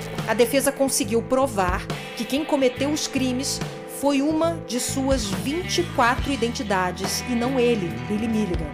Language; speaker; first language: Portuguese; native; Portuguese